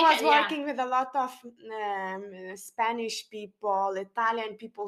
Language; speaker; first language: English; non-native, fluent; Lithuanian